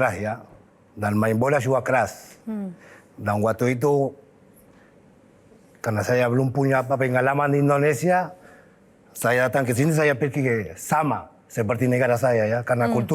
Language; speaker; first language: Indonesian; non-native, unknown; Spanish